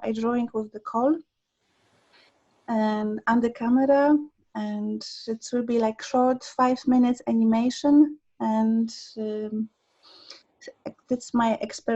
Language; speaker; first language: English; non-native, learner; Polish